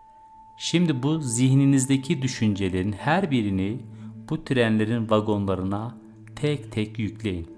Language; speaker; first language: Turkish; native; Turkish